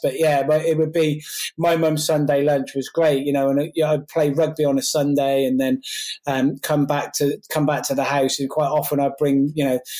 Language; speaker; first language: English; native; English